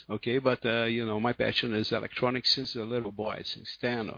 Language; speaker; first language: English; non-native, learner; Portuguese